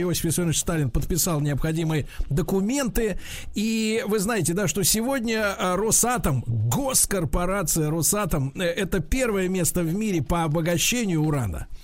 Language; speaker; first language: Russian; native; Russian